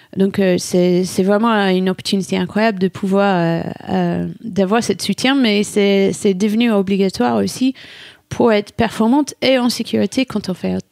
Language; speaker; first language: French; non-native, fluent; English